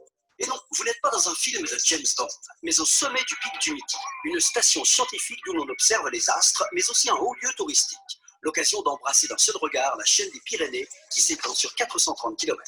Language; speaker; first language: French; native; French